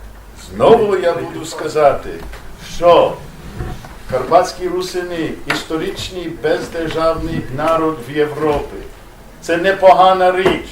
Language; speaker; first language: Ukrainian; non-native, learner; English